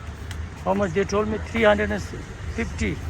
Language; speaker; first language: English; non-native, learner; Tibetan